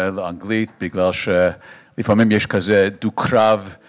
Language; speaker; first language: Hebrew; non-native, fluent; English